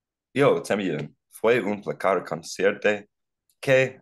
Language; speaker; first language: Spanish; non-native, learner; English